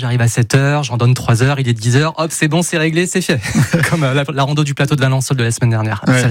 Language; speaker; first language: French; native; French